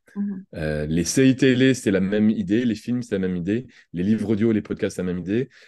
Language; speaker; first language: French; native; French